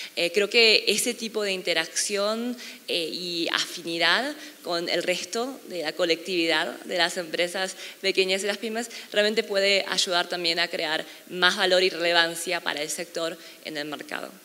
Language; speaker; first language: Spanish; non-native, fluent; Korean